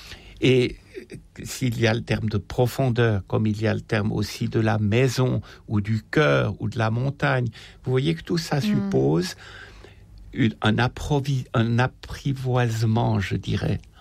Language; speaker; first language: French; native; French